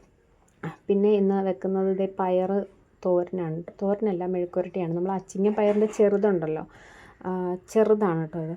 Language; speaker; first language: Malayalam; native; Malayalam